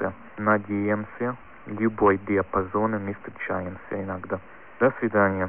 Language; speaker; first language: Russian; non-native, learner; Hungarian